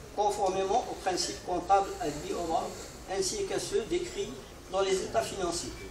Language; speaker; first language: French; non-native, local second language; Arabic